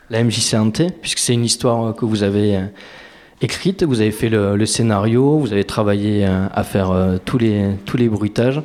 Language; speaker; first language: French; native; French